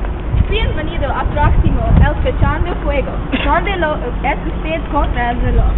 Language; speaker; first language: Spanish; non-native, learner; English